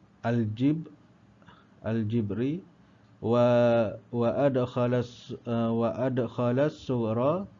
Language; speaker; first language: Arabic; non-native, learner; Malay